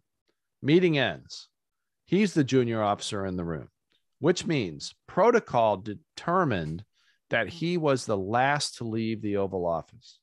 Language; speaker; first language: English; native; English